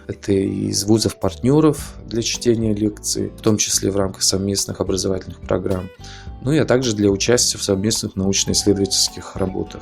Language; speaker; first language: Russian; non-native, local second language; Yakut